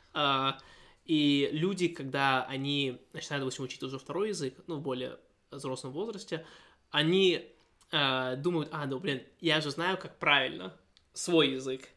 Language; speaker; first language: Russian; early bilingual, heritage; Russian